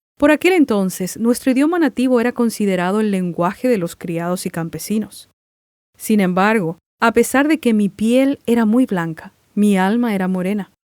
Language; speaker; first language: Spanish; non-native, local second language; Guarani